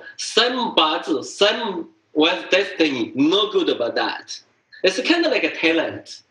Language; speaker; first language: English; non-native, learner; Chinese